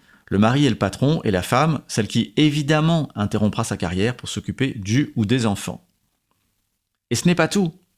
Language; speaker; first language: French; native; French